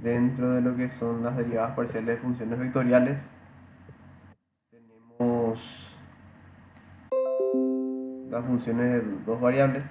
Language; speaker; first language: Spanish; native; Spanish